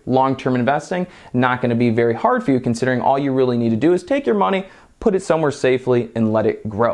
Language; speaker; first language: English; native; English